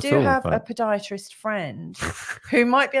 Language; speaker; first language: English; native; English